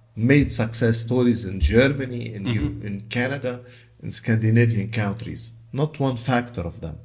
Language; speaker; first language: English; non-native, local second language; Arabic